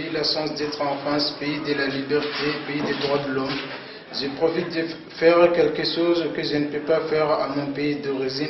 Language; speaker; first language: French; non-native, fluent; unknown